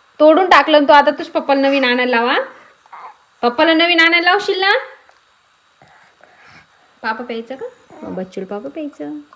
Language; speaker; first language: Marathi; native; Marathi